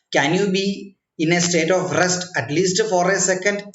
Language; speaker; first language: English; non-native, local second language; Malayalam